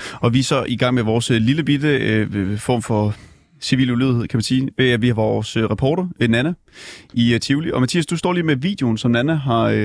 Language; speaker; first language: Danish; native; Danish